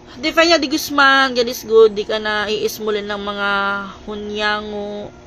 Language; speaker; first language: Filipino; non-native, local second language; Cebuano